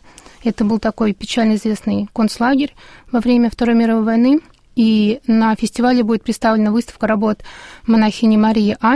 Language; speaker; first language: Russian; native; Russian